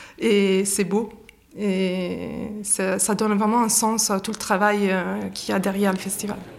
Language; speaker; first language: French; non-native, fluent; Italian